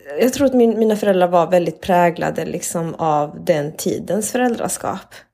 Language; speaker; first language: Swedish; early bilingual, other home language; Spanish